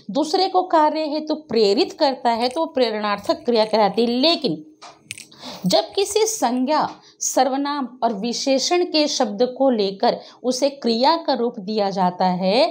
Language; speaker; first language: Hindi; native; Hindi